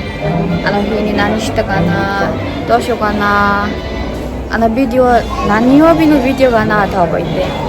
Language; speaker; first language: Japanese; non-native, learner; Mongolian